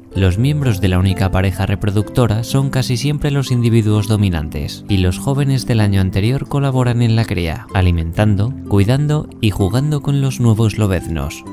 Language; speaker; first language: Spanish; native; Spanish